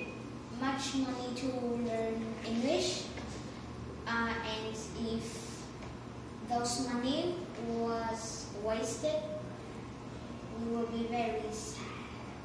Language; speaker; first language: English; non-native, learner; Vietnamese